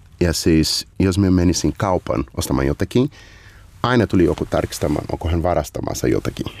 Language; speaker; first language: Finnish; non-native, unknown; Portuguese